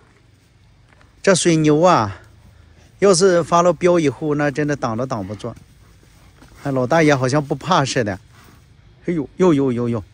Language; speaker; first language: Chinese; native; Chinese